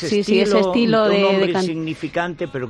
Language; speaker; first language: Spanish; native; Spanish